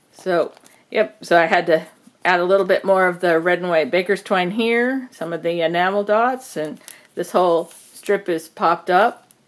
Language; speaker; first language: English; native; English